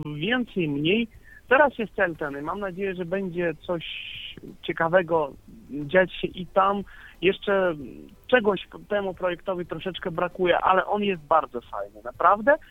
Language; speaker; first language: Polish; non-native, fluent; Russian